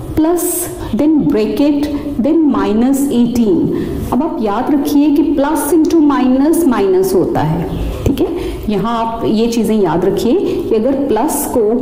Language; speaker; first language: Hindi; non-native, local second language; Punjabi